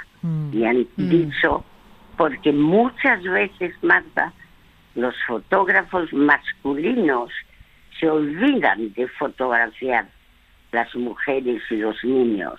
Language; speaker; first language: Spanish; early bilingual, other home language; French